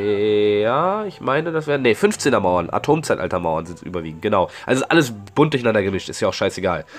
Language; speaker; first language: German; native; German